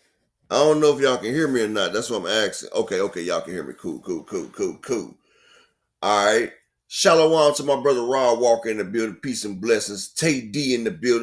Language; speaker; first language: English; native; English